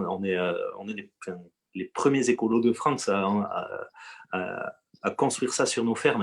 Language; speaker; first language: French; native; French